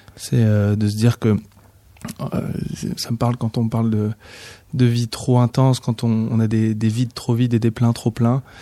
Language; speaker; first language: French; native; French